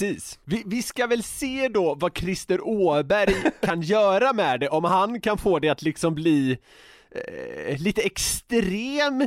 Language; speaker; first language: Swedish; native; Swedish